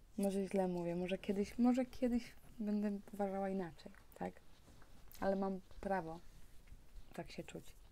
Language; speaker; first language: Polish; early bilingual, heritage; Polish